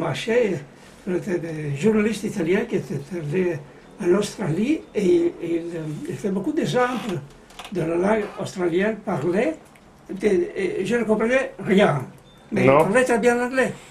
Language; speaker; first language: French; non-native, fluent; Italian